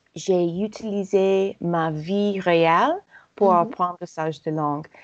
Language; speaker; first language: French; non-native, fluent; English